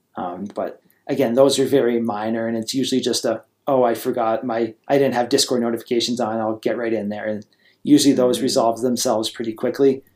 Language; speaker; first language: English; native; English